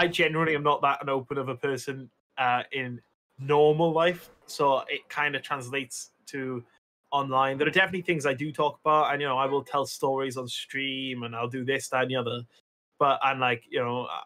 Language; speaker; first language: English; native; English